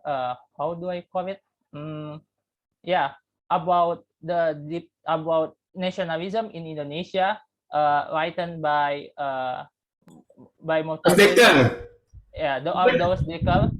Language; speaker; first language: English; non-native, learner; Indonesian